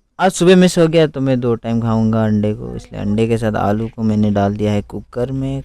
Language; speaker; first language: Hindi; non-native, local second language; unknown